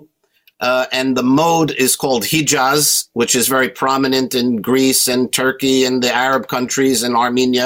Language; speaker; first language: English; native; English